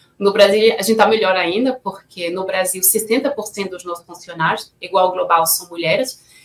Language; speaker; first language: Portuguese; non-native, fluent; French